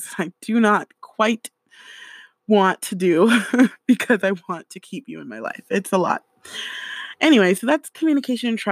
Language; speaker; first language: English; native; English